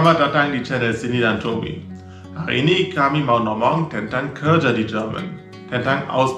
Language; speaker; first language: Indonesian; non-native, learner; German